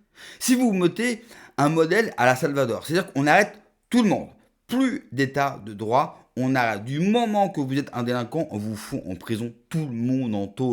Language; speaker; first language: French; native; French